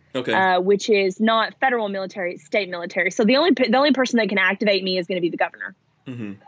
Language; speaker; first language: English; early bilingual, other home language; Italian